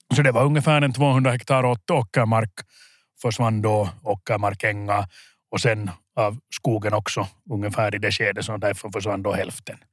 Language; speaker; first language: Swedish; native; Swedish